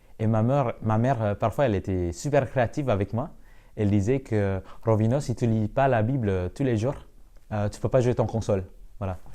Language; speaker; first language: French; non-native, fluent; Indonesian